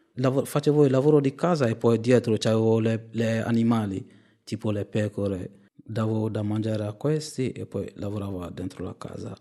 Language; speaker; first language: Italian; non-native, fluent; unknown